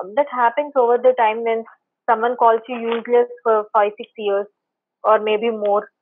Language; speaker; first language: English; non-native, local second language; Telugu